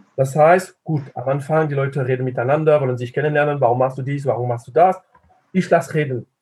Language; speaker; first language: German; non-native, fluent; French